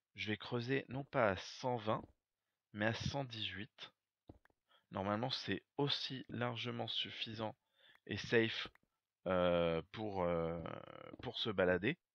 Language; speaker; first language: French; native; French